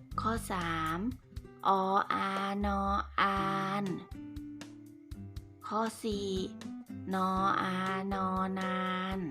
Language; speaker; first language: Thai; native; Thai